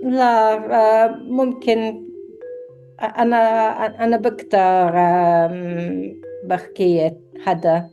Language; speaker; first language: Arabic; non-native, learner; English